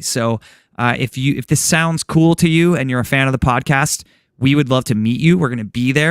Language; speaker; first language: English; native; English